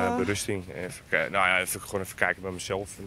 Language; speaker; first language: Dutch; native; Dutch